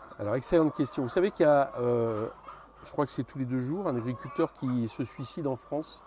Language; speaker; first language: French; native; French